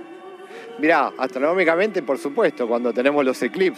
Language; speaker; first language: Spanish; native; Spanish